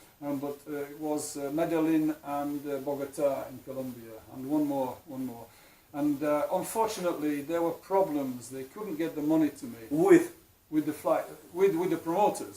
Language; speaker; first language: English; non-native, fluent; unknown